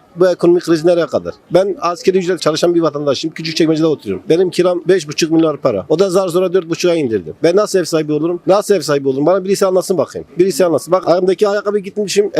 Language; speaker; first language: Turkish; non-native, local second language; Kurdish